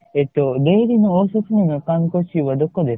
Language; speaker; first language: Japanese; non-native, learner; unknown